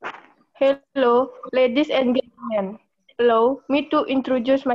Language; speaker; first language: English; non-native, learner; Indonesian